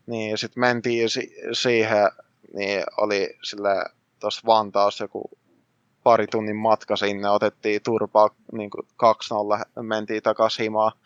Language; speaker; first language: Finnish; early bilingual, other home language; Russian